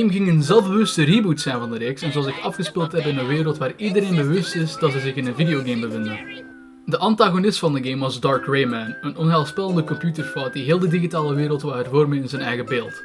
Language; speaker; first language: Dutch; native; Dutch